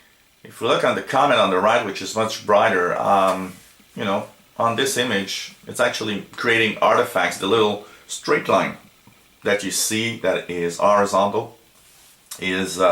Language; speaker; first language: English; non-native, local second language; French